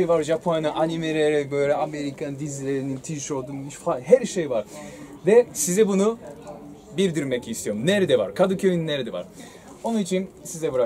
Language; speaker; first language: Turkish; non-native, fluent; Japanese